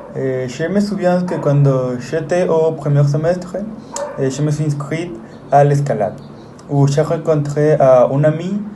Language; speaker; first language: French; non-native, learner; Spanish